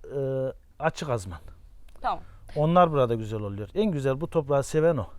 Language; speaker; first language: Turkish; native; Turkish